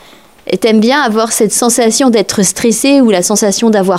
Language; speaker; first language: French; native; French